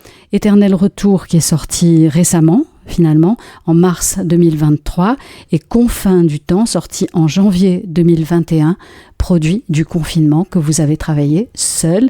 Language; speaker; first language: French; native; French